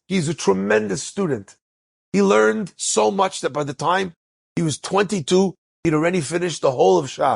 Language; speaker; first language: English; native; English